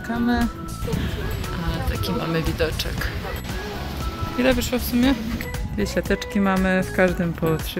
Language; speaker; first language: Polish; native; Polish